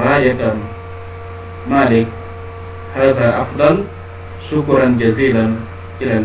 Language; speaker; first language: Arabic; non-native, fluent; Wolof